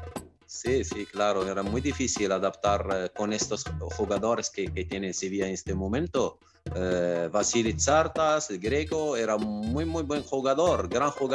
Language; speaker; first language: Spanish; non-native, fluent; Arabic